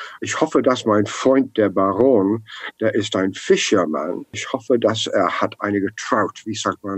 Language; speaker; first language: German; non-native, learner; English